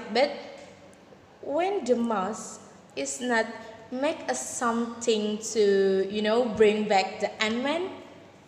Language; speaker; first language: English; non-native, learner; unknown